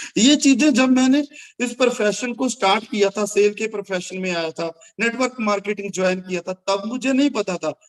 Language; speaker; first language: Hindi; non-native, local second language; Punjabi